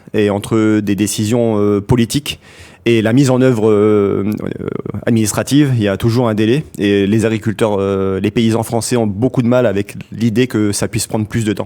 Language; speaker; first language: French; native; French